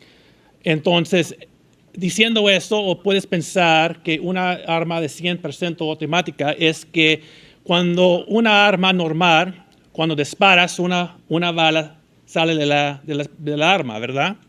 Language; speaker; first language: Spanish; early bilingual, heritage; Spanish